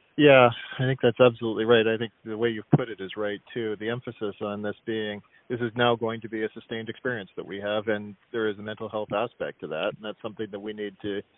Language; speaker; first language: English; native; English